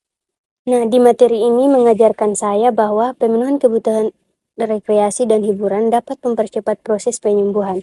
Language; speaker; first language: Indonesian; native; Indonesian